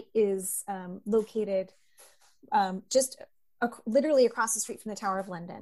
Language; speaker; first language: English; native; English